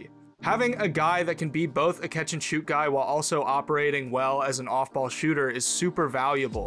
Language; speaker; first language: English; native; English